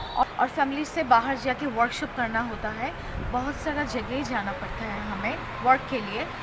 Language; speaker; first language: Hindi; non-native, learner; Bangla